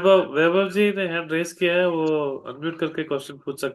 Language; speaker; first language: Hindi; native; Hindi